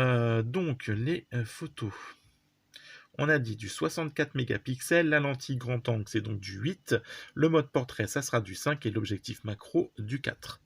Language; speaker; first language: French; native; French